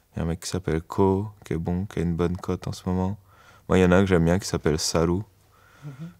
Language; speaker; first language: French; native; French